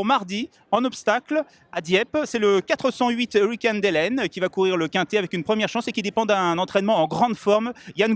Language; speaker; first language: French; native; French